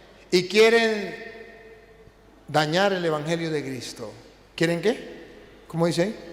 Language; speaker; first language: Spanish; native; Spanish